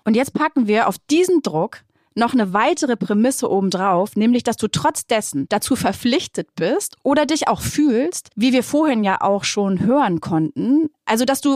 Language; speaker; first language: German; native; German